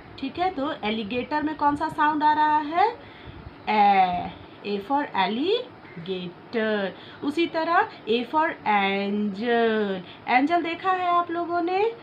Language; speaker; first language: Hindi; native; Hindi